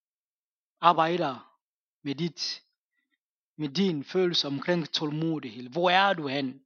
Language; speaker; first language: Danish; non-native, fluent; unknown